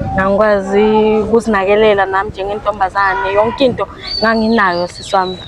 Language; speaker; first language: Zulu; native; Zulu